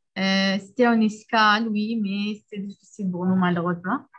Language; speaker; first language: French; non-native, learner; Arabic